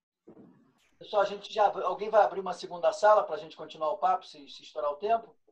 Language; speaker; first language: Portuguese; native; Portuguese